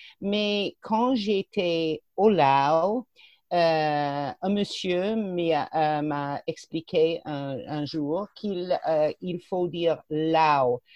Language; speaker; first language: French; non-native, fluent; English